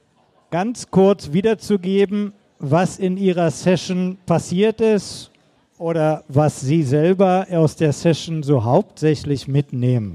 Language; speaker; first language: German; native; German